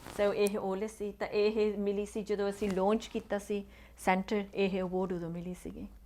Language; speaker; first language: Punjabi; early bilingual, heritage; Punjabi